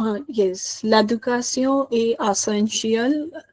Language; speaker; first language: French; non-native, learner; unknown